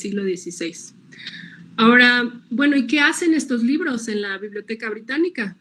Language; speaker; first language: Spanish; native; Spanish